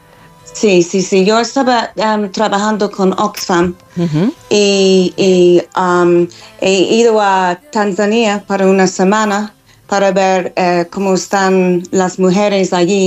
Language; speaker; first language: Spanish; non-native, fluent; English